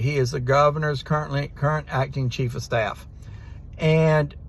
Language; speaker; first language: English; native; English